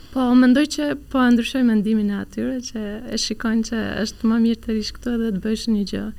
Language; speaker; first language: Albanian; early bilingual, heritage; Albanian